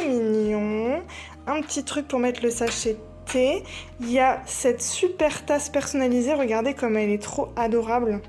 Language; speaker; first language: French; native; French